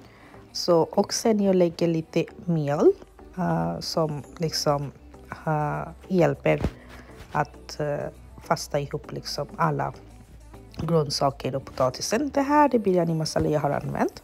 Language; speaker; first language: Swedish; non-native, learner; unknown